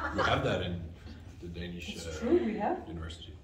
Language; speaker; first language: English; non-native, fluent; Hungarian